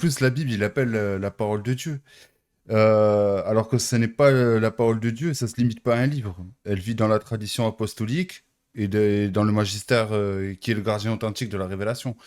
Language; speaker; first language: French; native; French